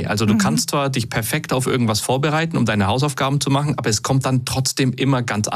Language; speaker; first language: German; native; German